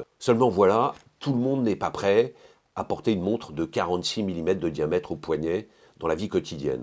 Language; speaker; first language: French; native; French